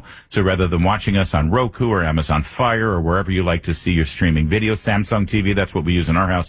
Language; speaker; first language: English; native; English